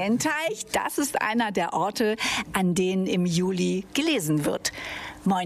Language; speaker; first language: German; native; German